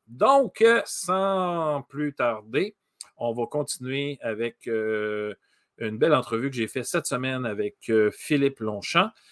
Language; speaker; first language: French; native; French